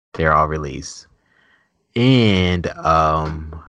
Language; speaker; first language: English; native; English